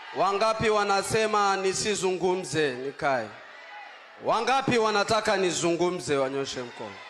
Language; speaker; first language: Swahili; native; Swahili